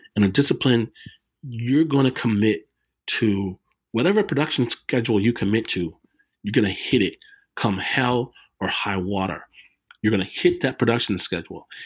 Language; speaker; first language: English; native; English